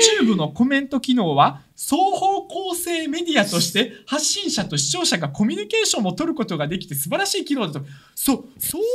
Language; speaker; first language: Japanese; early bilingual, other home language; Russian